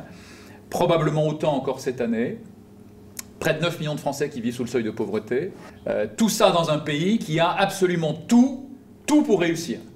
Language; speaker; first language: French; native; French